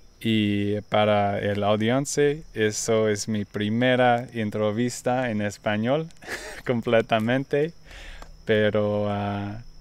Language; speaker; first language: Spanish; non-native, learner; English